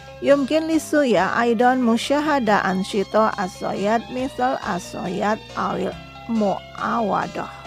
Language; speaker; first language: Arabic; non-native, fluent; Indonesian